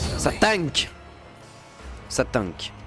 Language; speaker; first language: French; native; French